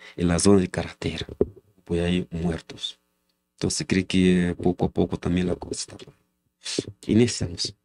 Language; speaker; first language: Spanish; non-native, learner; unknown